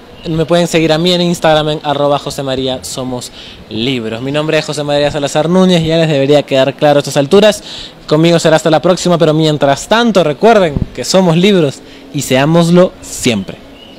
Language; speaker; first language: Spanish; native; Spanish